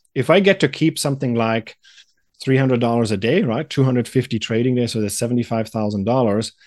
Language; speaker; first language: English; non-native, fluent; German